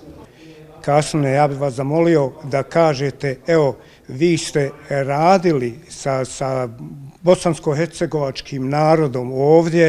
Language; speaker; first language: Bosnian; native; Bosnian